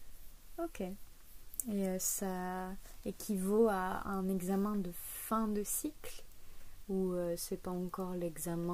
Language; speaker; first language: French; native; French